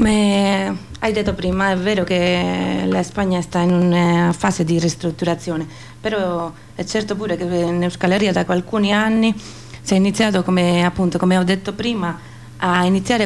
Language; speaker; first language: Italian; non-native, fluent; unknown